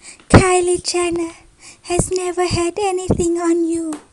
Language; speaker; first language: English; non-native, local second language; Afrikaans